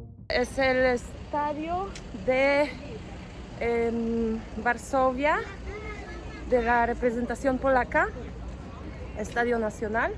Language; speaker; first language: Spanish; non-native, fluent; Polish